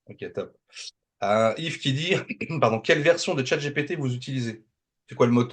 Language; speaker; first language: French; native; French